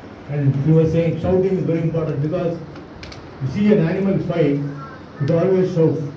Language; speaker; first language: English; non-native, local second language; Telugu